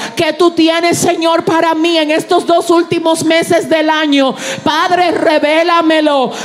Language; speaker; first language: Spanish; early bilingual, heritage; Spanish